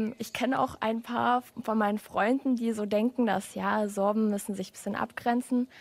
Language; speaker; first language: German; non-native, local second language; Upper Sorbian